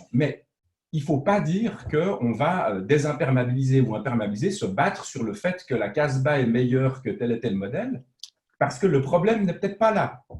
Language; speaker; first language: French; native; French